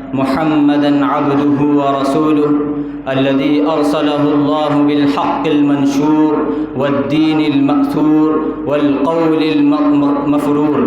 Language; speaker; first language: Arabic; non-native, fluent; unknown